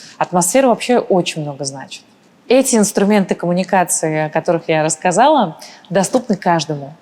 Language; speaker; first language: Russian; early bilingual, other home language; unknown